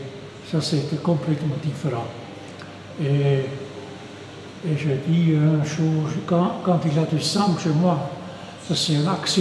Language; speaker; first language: French; non-native, local second language; German